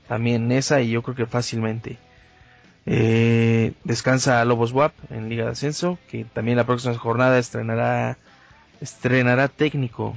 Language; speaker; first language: Spanish; native; Spanish